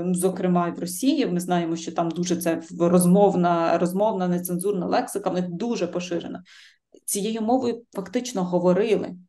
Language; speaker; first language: Ukrainian; native; Ukrainian